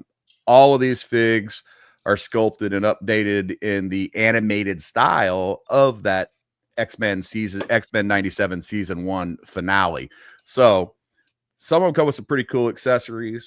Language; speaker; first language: English; native; English